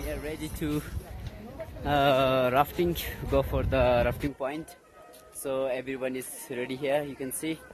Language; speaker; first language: English; non-native, local second language; Ladakhi